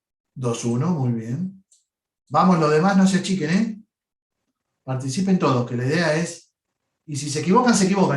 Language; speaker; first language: Spanish; native; Spanish